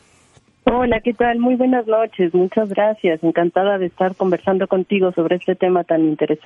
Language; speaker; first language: Spanish; native; Spanish